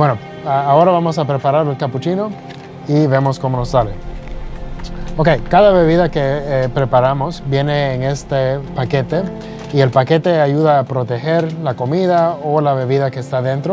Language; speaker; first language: Spanish; early bilingual, heritage; Spanish